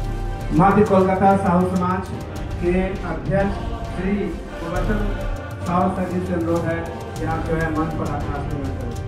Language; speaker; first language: Hindi; native; Hindi